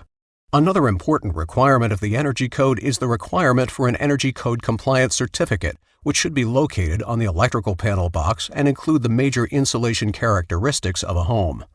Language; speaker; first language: English; native; English